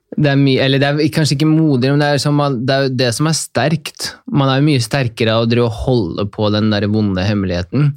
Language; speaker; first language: Norwegian; early bilingual, other home language; Russian